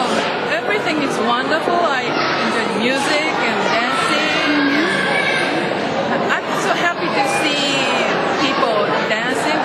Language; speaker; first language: English; non-native, fluent; Japanese